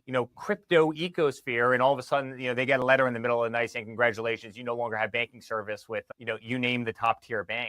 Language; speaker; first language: English; native; English